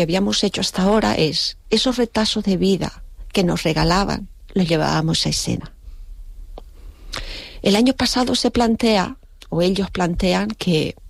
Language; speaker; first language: Spanish; native; Spanish